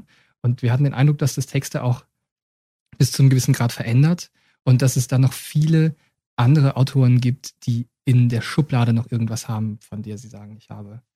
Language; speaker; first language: German; native; German